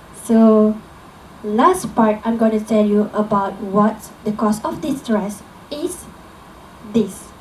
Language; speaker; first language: English; non-native, local second language; Malay